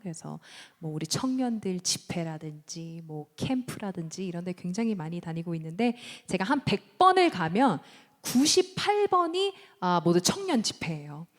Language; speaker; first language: Korean; early bilingual, heritage; Korean